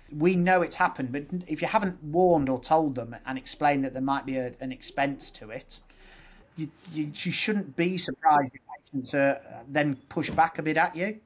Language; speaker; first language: English; native; English